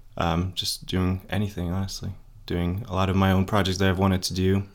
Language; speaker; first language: English; early bilingual, other home language; Polish